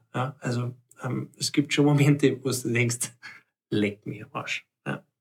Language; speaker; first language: German; native; German